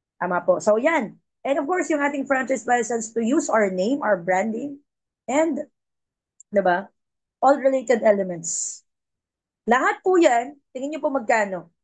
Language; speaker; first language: Filipino; non-native, local second language; Cebuano